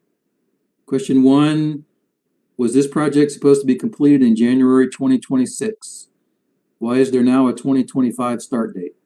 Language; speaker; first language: English; native; English